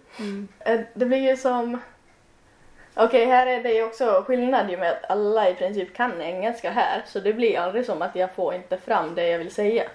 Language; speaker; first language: Swedish; non-native, local second language; Finnish